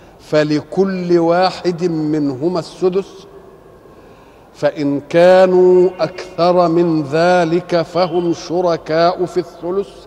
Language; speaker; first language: Arabic; native; Arabic